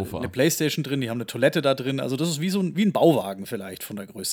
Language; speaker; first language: German; native; German